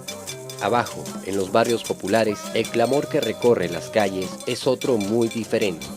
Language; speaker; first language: Spanish; native; Spanish